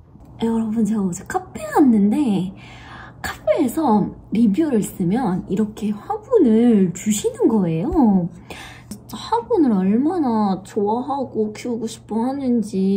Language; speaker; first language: Korean; non-native, fluent; Arabic